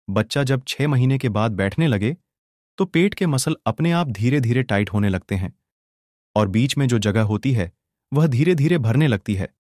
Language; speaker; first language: Hindi; non-native, local second language; Gujarati